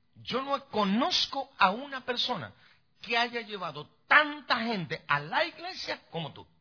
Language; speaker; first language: Spanish; native; Spanish